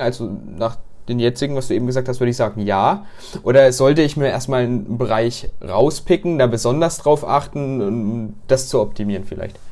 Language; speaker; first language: German; native; German